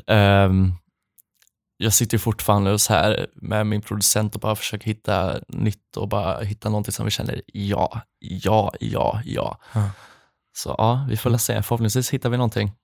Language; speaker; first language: Swedish; early bilingual, other home language; Polish